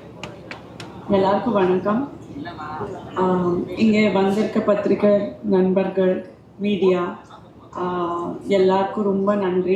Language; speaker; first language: Tamil; non-native, fluent; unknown